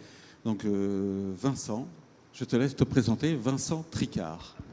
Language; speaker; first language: French; native; French